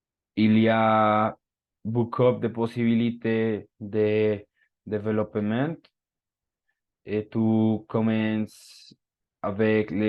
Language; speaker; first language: French; non-native, learner; Spanish